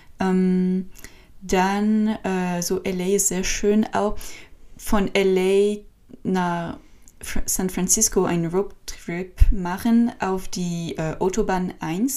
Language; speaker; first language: German; non-native, learner; French